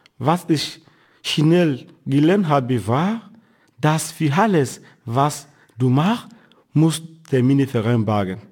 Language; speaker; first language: German; non-native, fluent; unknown